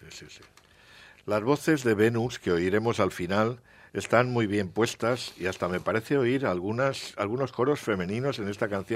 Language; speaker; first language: Spanish; native; Spanish